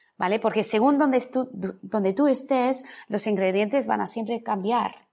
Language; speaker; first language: Spanish; non-native, fluent; English